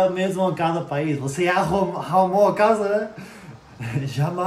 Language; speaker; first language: Portuguese; non-native, learner; English